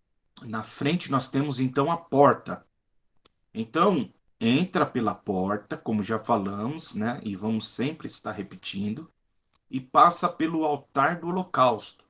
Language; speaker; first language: Portuguese; native; Portuguese